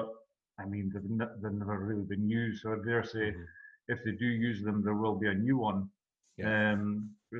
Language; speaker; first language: English; native; English